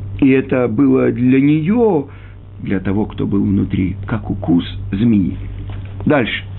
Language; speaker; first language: Russian; native; Russian